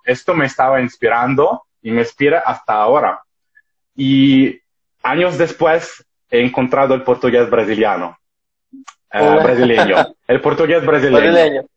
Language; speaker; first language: Spanish; non-native, fluent; Russian